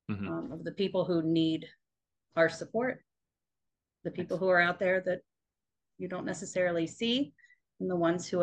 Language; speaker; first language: English; native; English